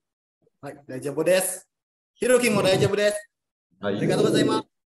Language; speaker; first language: Japanese; non-native, learner; Indonesian